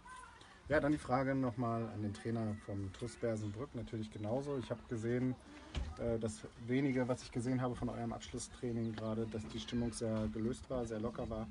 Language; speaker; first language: German; native; German